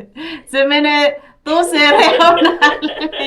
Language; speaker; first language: Finnish; non-native, learner; Filipino